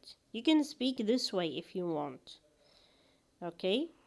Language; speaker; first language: English; non-native, fluent; Arabic